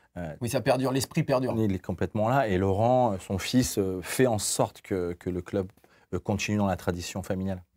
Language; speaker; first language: French; native; French